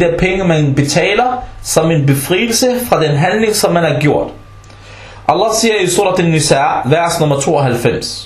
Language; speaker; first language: Danish; early bilingual, other home language; Arabic